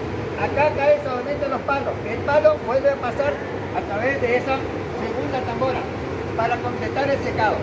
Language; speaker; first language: Spanish; native; Spanish